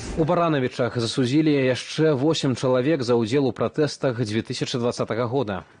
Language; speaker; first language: Belarusian; native; Belarusian